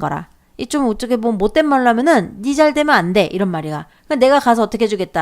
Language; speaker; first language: Korean; native; Korean